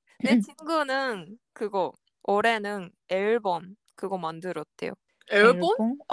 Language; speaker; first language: Korean; non-native, fluent; Japanese